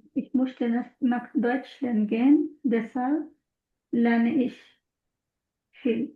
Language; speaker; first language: German; non-native, learner; Bangla